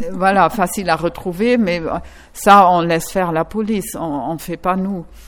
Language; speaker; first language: French; non-native, fluent; German